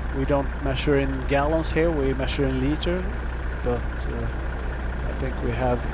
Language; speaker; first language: English; non-native, fluent; Swedish